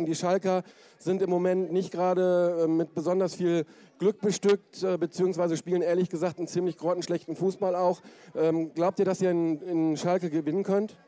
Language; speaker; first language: German; native; German